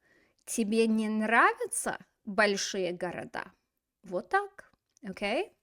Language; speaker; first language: Russian; non-native, fluent; English